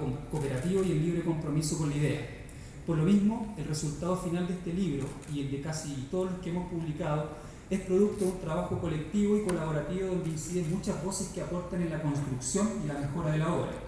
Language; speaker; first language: Spanish; native; Spanish